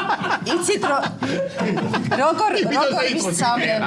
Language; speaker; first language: Georgian; non-native, fluent; Russian